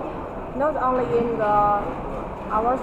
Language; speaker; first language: English; non-native, learner; Chinese